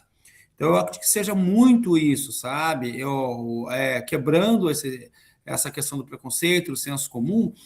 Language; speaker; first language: Portuguese; native; Portuguese